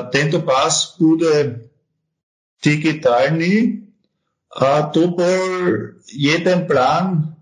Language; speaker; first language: Slovak; non-native, learner; German